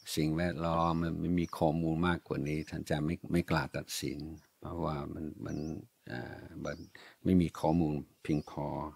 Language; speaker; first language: Thai; non-native, fluent; English